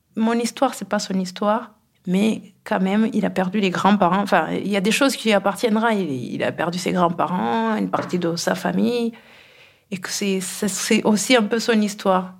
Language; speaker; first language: French; non-native, local second language; Kinyarwanda